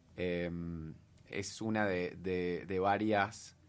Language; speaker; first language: Spanish; native; Spanish